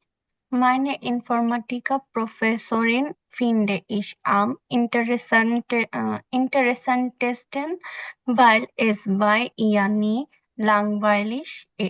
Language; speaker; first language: German; non-native, learner; Bangla